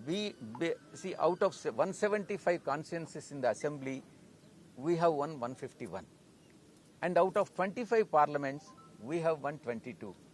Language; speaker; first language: English; non-native, local second language; Telugu